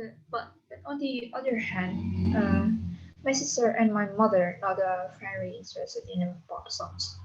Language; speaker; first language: English; non-native, learner; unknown